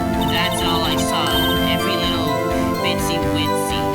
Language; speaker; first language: English; native; English